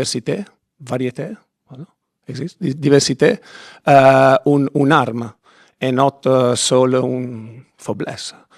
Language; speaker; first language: French; non-native, fluent; Italian